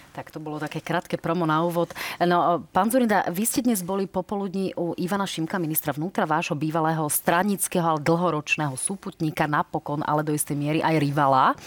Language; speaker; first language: Slovak; native; Slovak